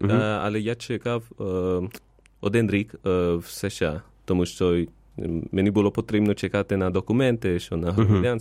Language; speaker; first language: Ukrainian; non-native, fluent; Spanish